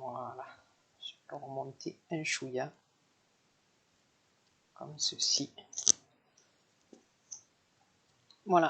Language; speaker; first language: French; native; French